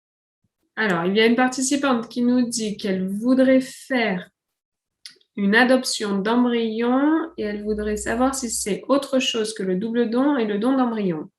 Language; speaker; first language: French; native; French